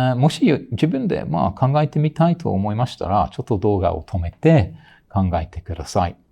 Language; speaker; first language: Japanese; non-native, fluent; English